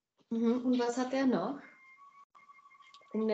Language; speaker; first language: German; non-native, fluent; Czech